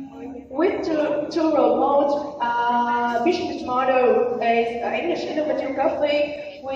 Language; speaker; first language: English; non-native, learner; Vietnamese